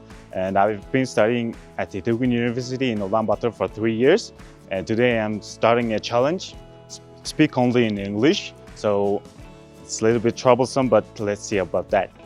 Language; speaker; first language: English; non-native, learner; Mongolian